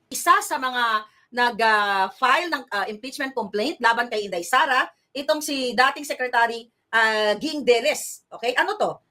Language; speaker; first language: Filipino; non-native, local second language; Hiligaynon